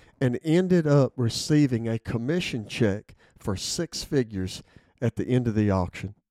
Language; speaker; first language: English; native; English